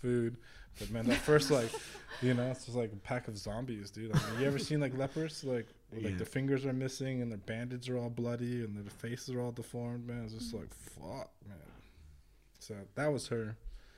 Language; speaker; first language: English; native; English